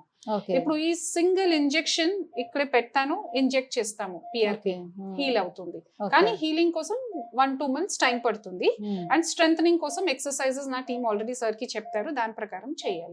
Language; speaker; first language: Telugu; non-native, fluent; Hindi